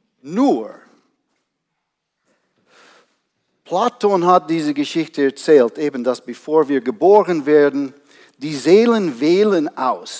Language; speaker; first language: German; non-native, fluent; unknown